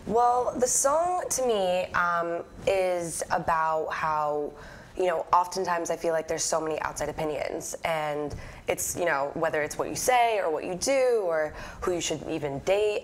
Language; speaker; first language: English; native; English